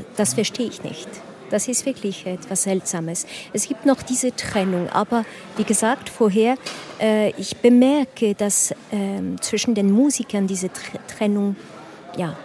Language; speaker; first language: German; non-native, fluent; French